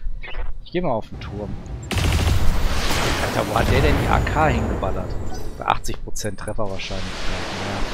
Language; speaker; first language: German; native; German